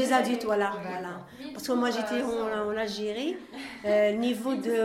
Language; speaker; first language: French; non-native, learner; Arabic